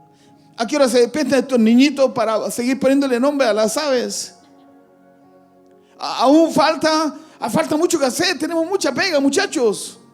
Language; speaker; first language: Spanish; native; Spanish